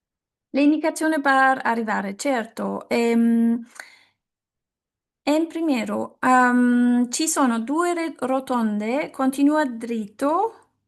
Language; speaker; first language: Italian; non-native, learner; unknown